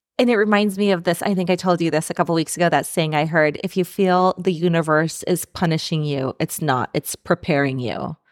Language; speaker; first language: English; native; English